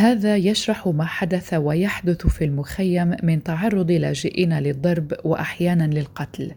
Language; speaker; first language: Arabic; native; Arabic